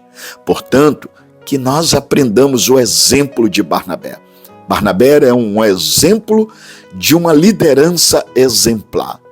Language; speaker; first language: Portuguese; native; Portuguese